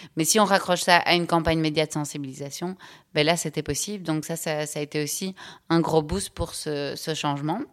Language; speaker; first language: French; native; French